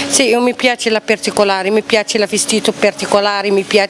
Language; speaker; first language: Italian; non-native, learner; Arabic